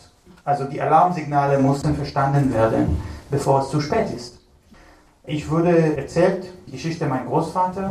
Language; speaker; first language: German; non-native, fluent; Hebrew